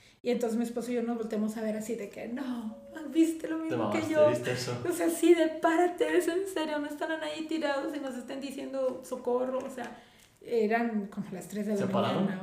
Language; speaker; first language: Spanish; native; Spanish